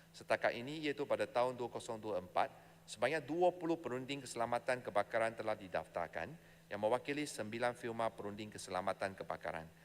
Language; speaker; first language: Malay; non-native, local second language; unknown